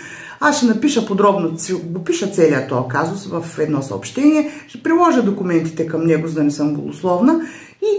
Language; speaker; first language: Bulgarian; native; Bulgarian